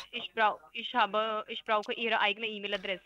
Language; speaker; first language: German; non-native, learner; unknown